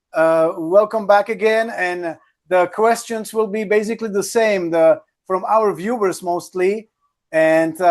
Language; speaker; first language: English; non-native, fluent; Czech